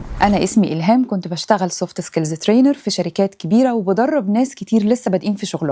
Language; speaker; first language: Arabic; native; Arabic